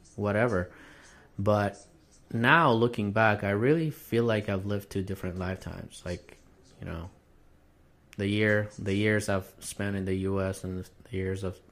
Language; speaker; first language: English; non-native, fluent; Arabic